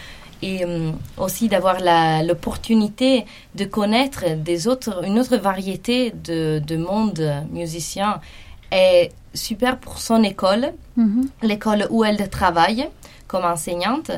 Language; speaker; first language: French; non-native, fluent; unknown